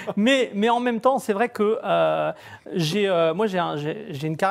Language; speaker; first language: French; native; French